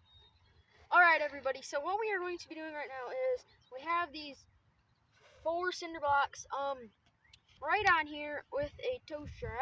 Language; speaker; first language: English; native; English